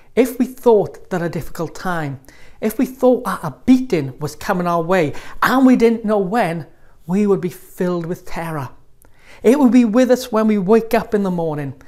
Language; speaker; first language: English; native; English